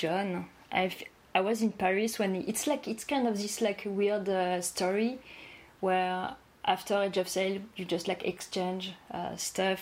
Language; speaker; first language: English; non-native, fluent; French